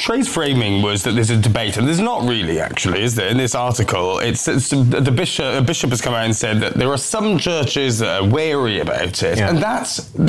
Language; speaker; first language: English; native; English